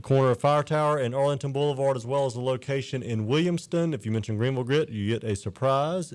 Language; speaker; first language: English; native; English